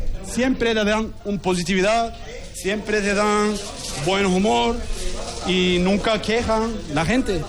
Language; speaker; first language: Spanish; non-native, learner; Turkish